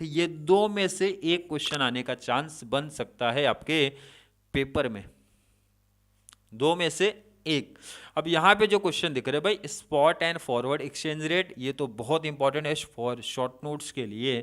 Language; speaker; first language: Hindi; native; Hindi